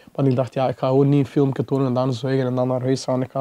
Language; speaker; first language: Dutch; non-native, fluent; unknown